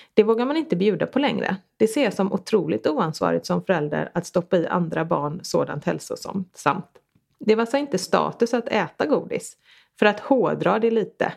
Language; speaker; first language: Swedish; native; Swedish